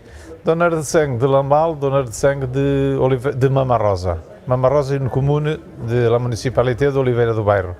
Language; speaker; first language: French; non-native, learner; Portuguese